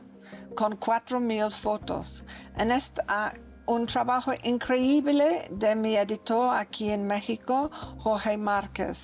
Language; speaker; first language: Spanish; non-native, learner; English